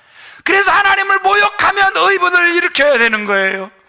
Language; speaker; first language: Korean; native; Korean